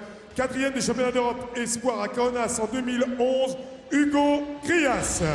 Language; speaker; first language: French; native; French